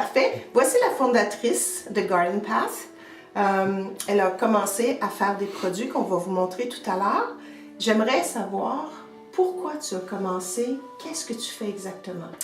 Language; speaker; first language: French; native; French